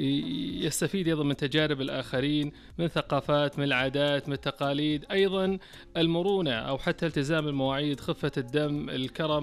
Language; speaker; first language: Arabic; native; Arabic